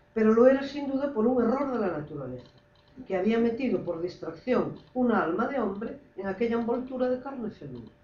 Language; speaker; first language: Spanish; non-native, local second language; Galician